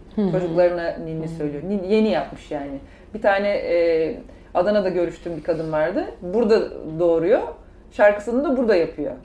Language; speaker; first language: Turkish; native; Turkish